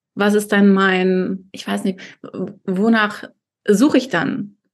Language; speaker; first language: German; early bilingual, heritage; Russian